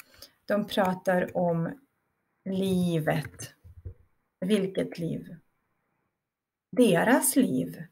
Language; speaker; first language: Swedish; non-native, fluent; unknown